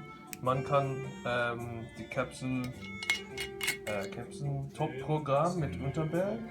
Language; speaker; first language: German; non-native, learner; English